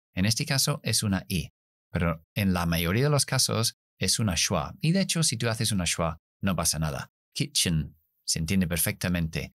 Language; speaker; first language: Spanish; non-native, fluent; English